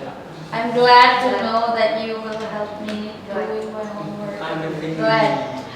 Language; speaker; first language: English; non-native, learner; Indonesian